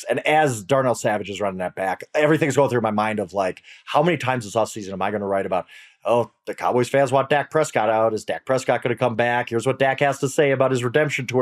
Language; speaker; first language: English; native; English